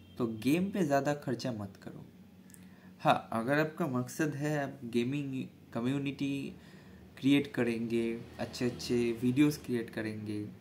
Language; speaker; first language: Hindi; non-native, local second language; Bangla